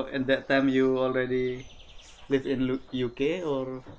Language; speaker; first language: English; non-native, learner; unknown